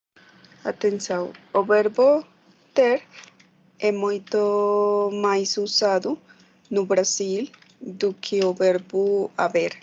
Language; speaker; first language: Portuguese; non-native, learner; Spanish